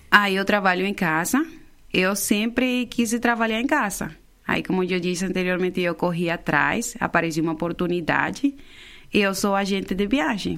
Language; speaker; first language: Portuguese; non-native, fluent; Spanish